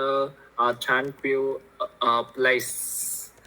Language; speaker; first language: English; non-native, learner; Vietnamese